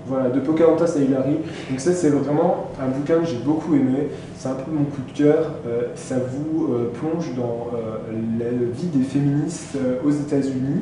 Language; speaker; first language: French; native; French